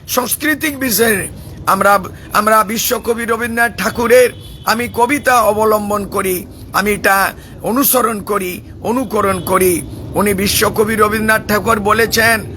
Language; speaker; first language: Bangla; non-native, local second language; Santali